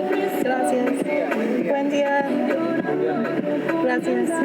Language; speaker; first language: Spanish; non-native, learner; English